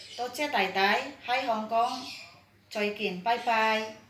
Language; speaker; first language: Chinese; non-native, learner; Indonesian